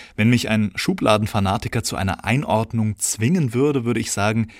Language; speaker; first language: German; native; German